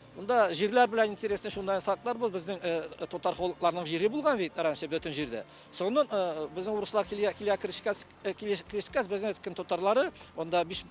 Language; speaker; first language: Tatar; native; Tatar